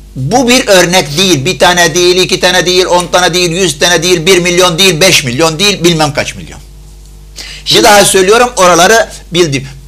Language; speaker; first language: Turkish; non-native, fluent; Arabic